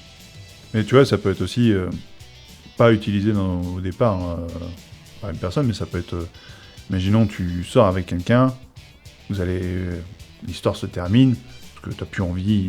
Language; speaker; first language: French; native; French